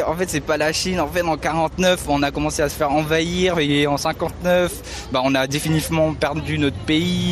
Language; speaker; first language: French; early bilingual, other home language; Tibetan